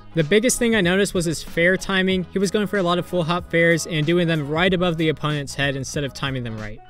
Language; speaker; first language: English; native; English